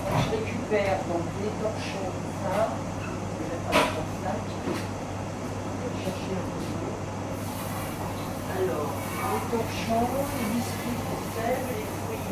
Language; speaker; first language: French; native; French